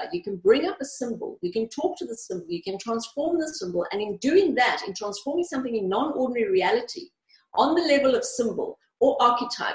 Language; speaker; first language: English; early bilingual, other home language; Greek